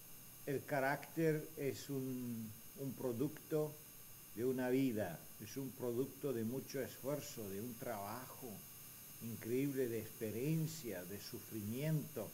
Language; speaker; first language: Spanish; non-native, fluent; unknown